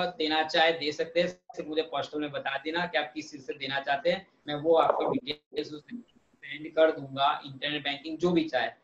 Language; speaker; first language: Hindi; non-native, local second language; Gujarati